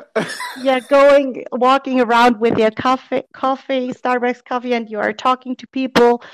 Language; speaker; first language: English; non-native, fluent; German